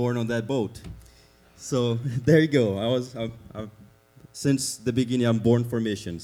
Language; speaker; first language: English; non-native, fluent; Portuguese